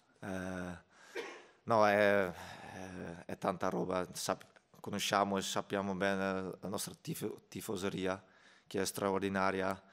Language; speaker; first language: Italian; non-native, fluent; Dutch